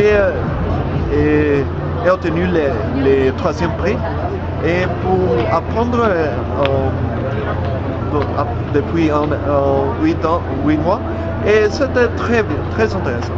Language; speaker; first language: French; non-native, learner; Spanish